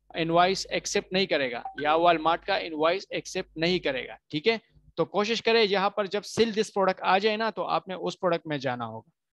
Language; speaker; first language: Urdu; non-native, local second language; Punjabi